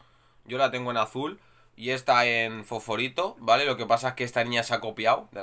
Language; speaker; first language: Spanish; native; Spanish